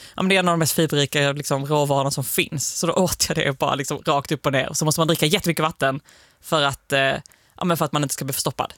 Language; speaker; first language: Swedish; native; Swedish